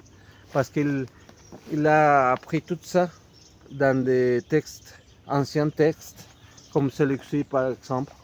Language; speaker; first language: French; non-native, fluent; Spanish